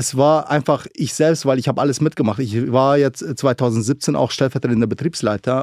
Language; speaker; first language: German; early bilingual, other home language; Arabic